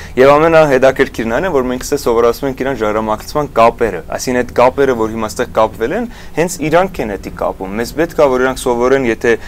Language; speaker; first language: Armenian; early bilingual, heritage; Armenian